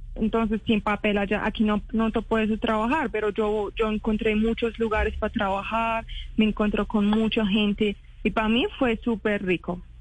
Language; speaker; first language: Spanish; non-native, learner; Arabic